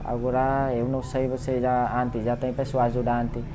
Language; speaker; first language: Portuguese; non-native, learner; Vietnamese